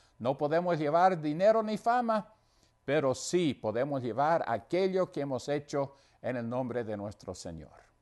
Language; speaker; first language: Spanish; non-native, fluent; English